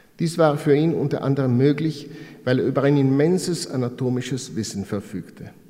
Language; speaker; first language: German; non-native, fluent; Italian